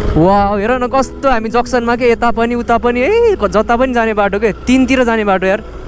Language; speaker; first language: Nepali; native; Nepali